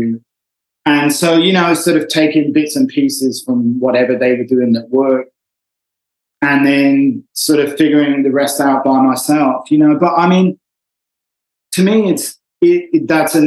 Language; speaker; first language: English; native; English